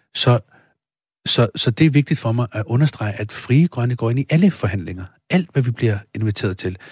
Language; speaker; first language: Danish; early bilingual, other home language; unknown